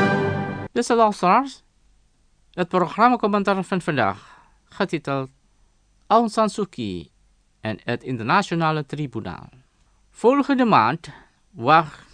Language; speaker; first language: Dutch; non-native, fluent; Indonesian